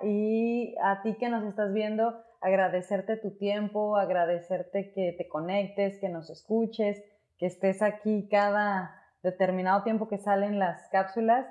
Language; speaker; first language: Spanish; native; Spanish